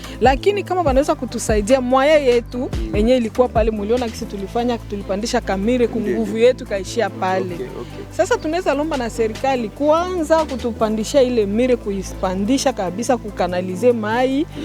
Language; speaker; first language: Swahili; native; Swahili